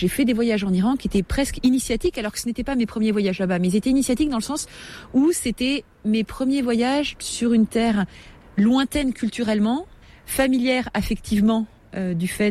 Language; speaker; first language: French; native; French